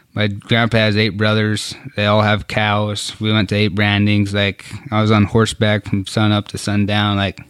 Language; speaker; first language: English; native; English